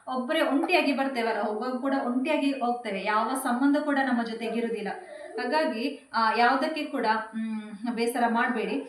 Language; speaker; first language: Kannada; native; Kannada